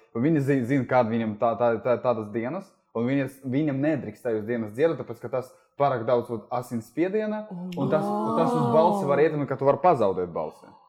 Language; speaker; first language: Latvian; non-native, local second language; Russian